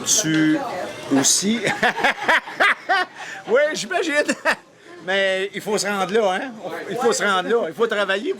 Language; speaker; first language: French; native; French